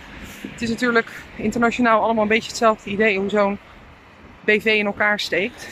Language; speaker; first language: Dutch; native; Dutch